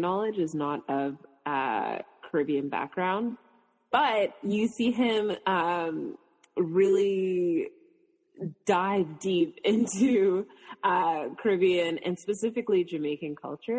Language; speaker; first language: English; native; English